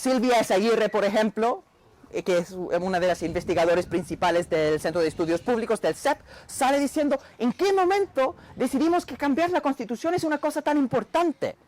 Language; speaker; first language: Spanish; non-native, fluent; English